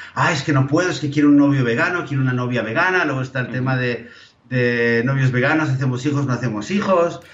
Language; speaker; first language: Spanish; native; Spanish